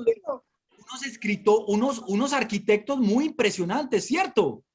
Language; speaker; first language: Spanish; native; Spanish